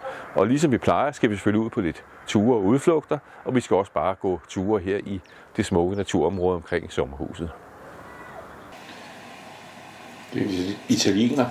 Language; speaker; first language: Danish; native; Danish